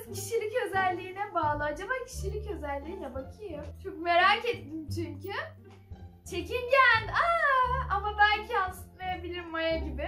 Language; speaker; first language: Turkish; native; Turkish